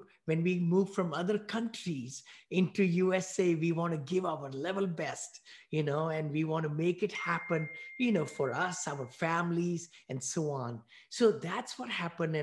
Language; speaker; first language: English; non-native, local second language; Hindi